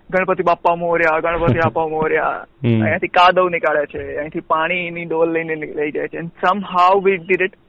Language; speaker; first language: Hindi; non-native, local second language; Gujarati